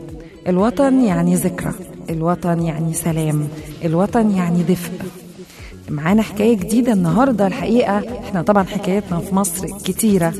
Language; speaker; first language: Arabic; native; Arabic